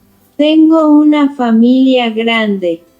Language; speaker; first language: Spanish; non-native, learner; Haitian Creole